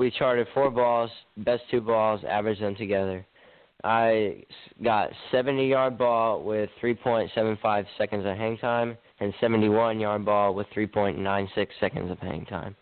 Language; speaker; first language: English; native; English